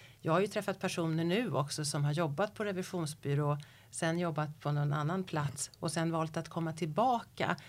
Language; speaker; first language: Swedish; native; Swedish